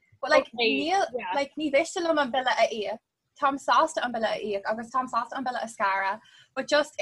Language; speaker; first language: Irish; non-native, local second language; English